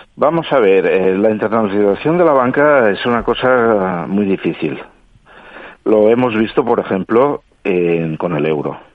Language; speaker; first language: Spanish; non-native, local second language; Catalan